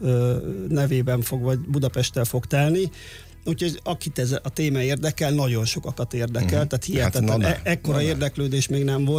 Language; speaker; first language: Hungarian; native; Hungarian